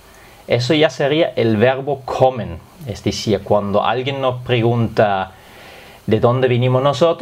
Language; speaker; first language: Spanish; non-native, fluent; German